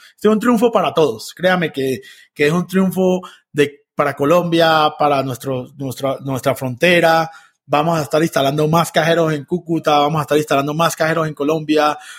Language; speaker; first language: Spanish; native; Spanish